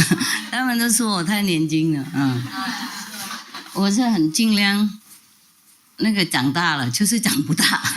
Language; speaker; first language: Chinese; non-native, fluent; Vietnamese